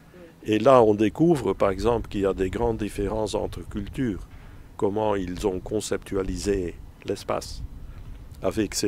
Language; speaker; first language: French; non-native, fluent; Dutch